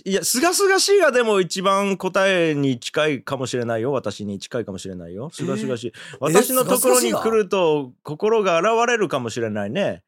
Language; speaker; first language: Japanese; native; Japanese